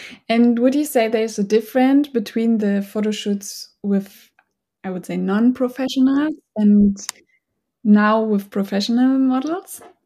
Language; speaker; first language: English; non-native, fluent; German